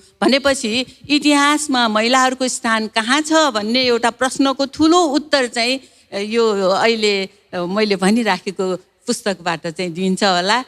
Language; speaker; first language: Nepali; non-native, local second language; Newari